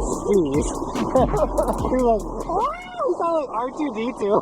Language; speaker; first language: English; native; English